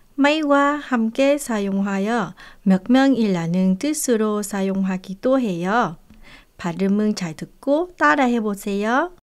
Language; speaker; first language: Korean; non-native, fluent; Vietnamese